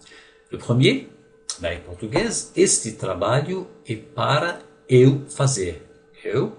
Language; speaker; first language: Portuguese; non-native, fluent; French